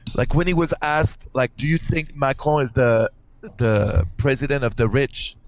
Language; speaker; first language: English; non-native, fluent; French